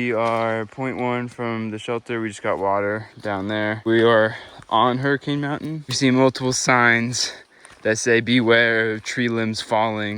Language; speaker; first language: English; native; English